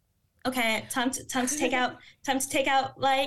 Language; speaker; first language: English; native; English